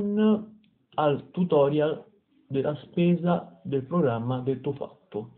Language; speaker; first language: Italian; native; Italian